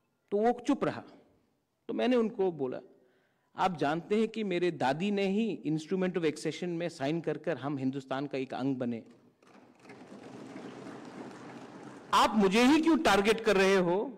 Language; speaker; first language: Hindi; non-native, local second language; Kok Borok